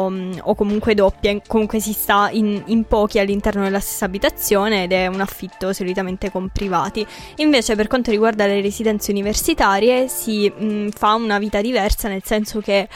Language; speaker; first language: Italian; native; Italian